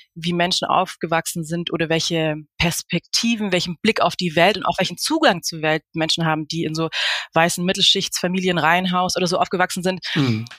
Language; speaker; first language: German; native; German